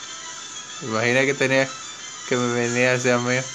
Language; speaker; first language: Spanish; native; Spanish